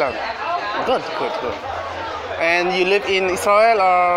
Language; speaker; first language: English; non-native, learner; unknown